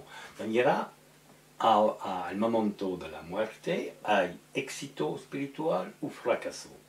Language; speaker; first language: Spanish; non-native, learner; French